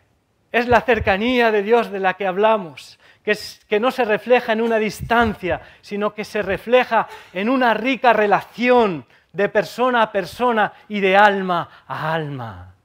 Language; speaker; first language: Spanish; native; Spanish